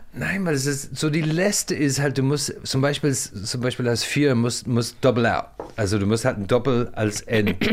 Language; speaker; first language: German; non-native, fluent; English